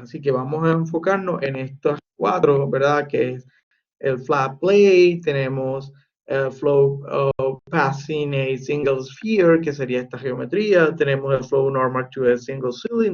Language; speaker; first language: Spanish; native; Spanish